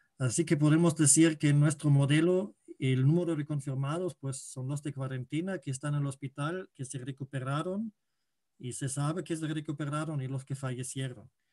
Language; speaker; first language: Spanish; non-native, fluent; German